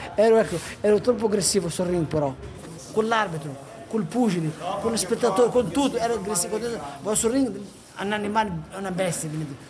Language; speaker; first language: Italian; non-native, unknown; Arabic